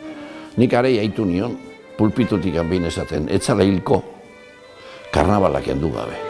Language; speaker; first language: Basque; native; Basque